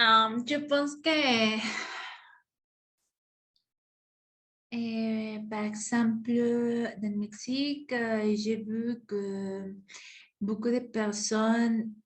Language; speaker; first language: French; non-native, learner; Spanish